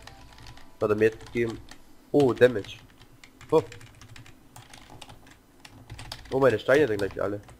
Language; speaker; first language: German; native; German